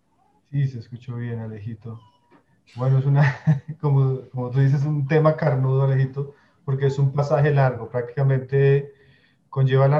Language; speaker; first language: Spanish; native; Spanish